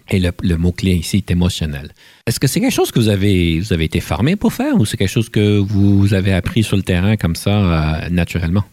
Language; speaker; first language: French; native; French